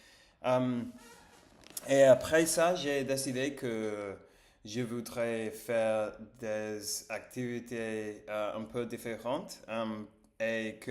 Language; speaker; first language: French; non-native, learner; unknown